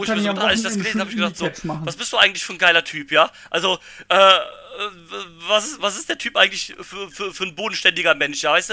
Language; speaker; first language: German; native; German